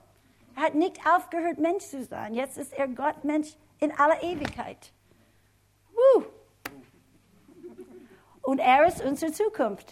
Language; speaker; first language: German; non-native, fluent; English